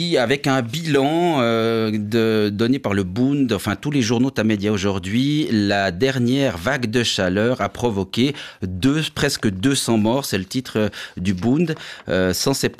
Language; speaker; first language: French; native; French